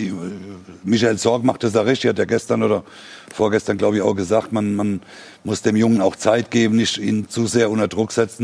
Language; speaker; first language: German; native; German